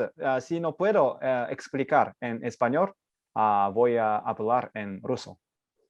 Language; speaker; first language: Spanish; non-native, learner; Japanese